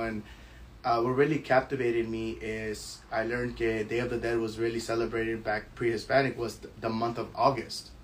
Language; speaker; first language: English; early bilingual, other home language; Spanish